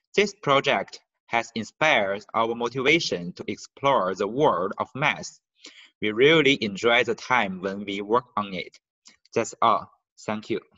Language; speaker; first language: English; non-native, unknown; Chinese